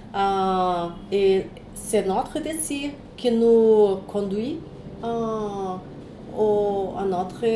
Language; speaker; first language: French; non-native, fluent; Portuguese